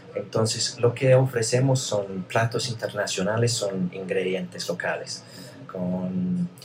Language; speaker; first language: Spanish; non-native, fluent; English